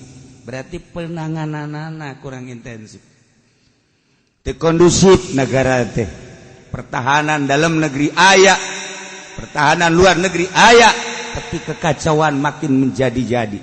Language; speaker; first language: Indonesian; non-native, local second language; Sundanese